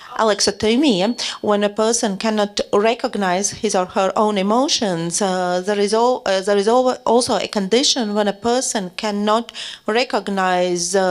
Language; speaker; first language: English; non-native, fluent; Latvian